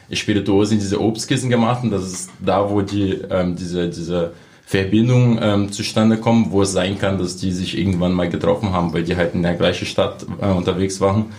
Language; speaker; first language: German; non-native, fluent; Portuguese